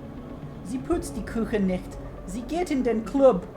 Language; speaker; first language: German; non-native, learner; English